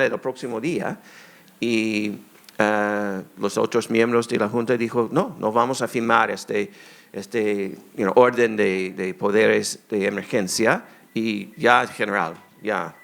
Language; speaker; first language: Spanish; non-native, fluent; English